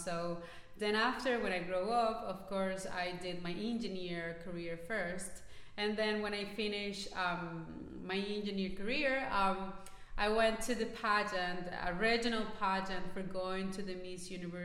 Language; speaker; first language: English; non-native, fluent; Spanish